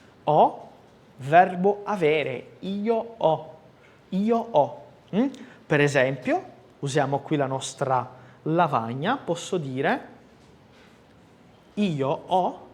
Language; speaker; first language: Italian; non-native, fluent; Portuguese